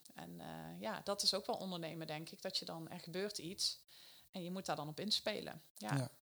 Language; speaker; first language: Dutch; native; Dutch